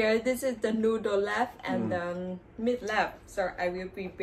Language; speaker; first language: English; non-native, learner; Vietnamese